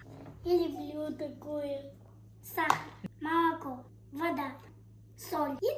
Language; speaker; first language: Russian; early bilingual, heritage; Kazakh